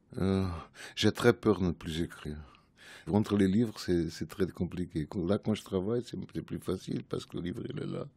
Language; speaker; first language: French; non-native, fluent; Portuguese